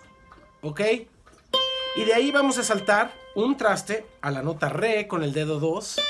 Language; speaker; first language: Spanish; native; Spanish